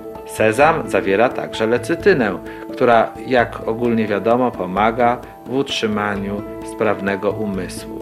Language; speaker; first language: Polish; native; Polish